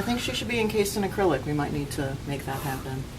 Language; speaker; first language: English; native; English